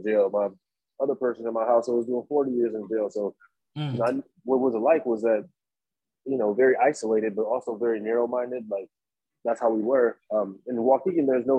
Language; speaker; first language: English; native; English